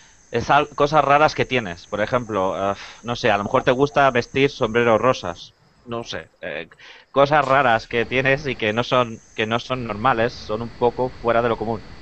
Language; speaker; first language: Spanish; native; Spanish